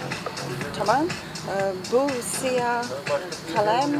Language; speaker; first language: Turkish; non-native, learner; English